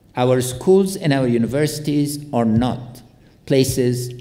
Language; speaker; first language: English; non-native, fluent; Pashto